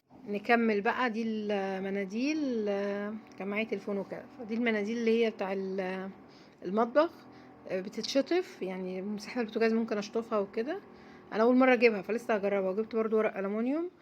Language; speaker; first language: Arabic; native; Arabic